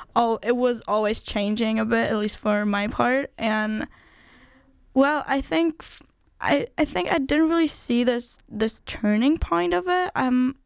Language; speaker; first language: English; non-native, fluent; German